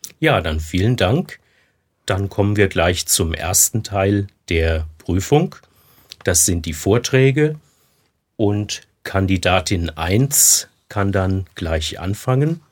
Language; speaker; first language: German; native; German